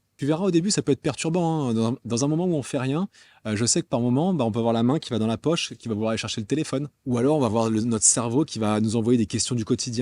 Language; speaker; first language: French; native; French